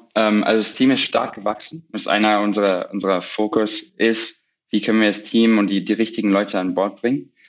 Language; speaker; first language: German; native; German